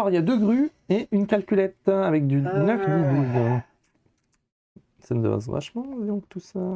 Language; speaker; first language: French; native; French